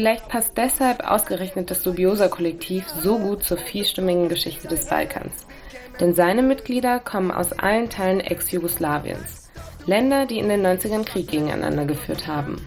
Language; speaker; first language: German; native; German